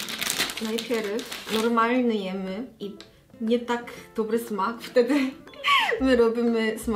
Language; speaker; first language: Polish; non-native, learner; Korean